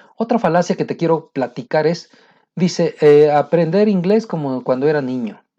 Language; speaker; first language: Spanish; native; Spanish